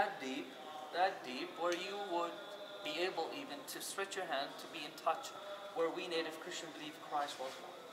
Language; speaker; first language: English; non-native, fluent; Arabic